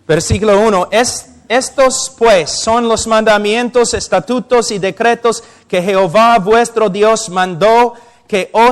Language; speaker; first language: Spanish; non-native, fluent; English